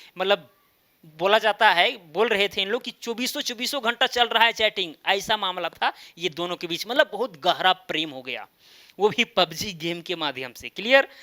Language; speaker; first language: Hindi; native; Hindi